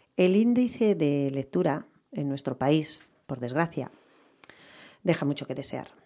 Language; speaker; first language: Spanish; native; Spanish